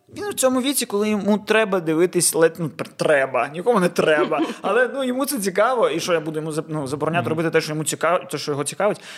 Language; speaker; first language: Ukrainian; non-native, local second language; Russian